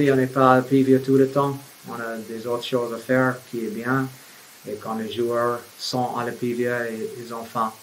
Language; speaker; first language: French; non-native, fluent; English